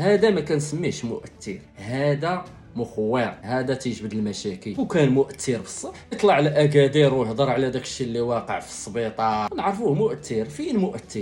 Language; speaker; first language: Arabic; native; Arabic